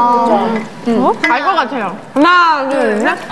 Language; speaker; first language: Korean; native; Korean